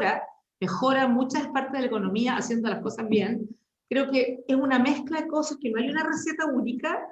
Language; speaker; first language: Spanish; native; Spanish